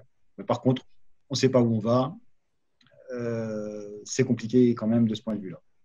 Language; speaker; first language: French; native; French